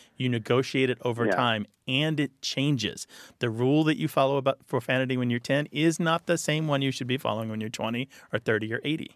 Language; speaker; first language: English; native; English